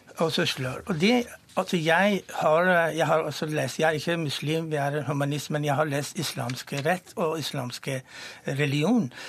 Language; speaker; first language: Norwegian; non-native, fluent; Persian